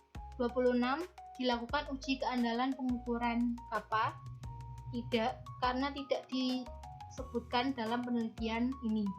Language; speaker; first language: Indonesian; native; Indonesian